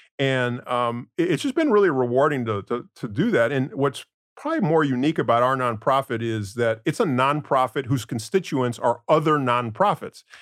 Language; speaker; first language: English; non-native, fluent; Spanish